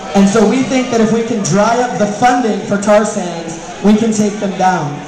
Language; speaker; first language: English; native; English